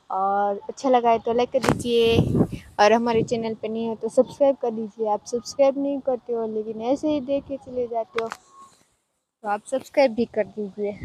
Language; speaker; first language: Hindi; non-native, local second language; Gujarati